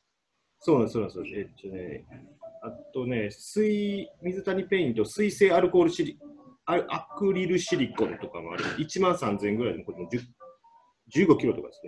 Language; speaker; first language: Japanese; native; Japanese